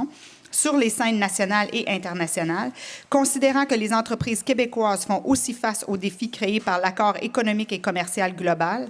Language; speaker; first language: French; native; French